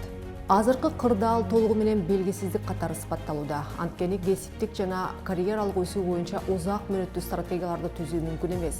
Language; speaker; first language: Kyrgyz; native; Kyrgyz